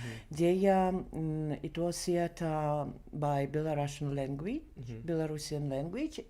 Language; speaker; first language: English; non-native, learner; Belarusian